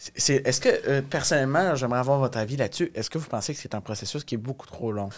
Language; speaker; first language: French; native; French